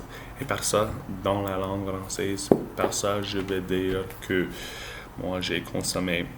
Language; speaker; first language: French; non-native, learner; English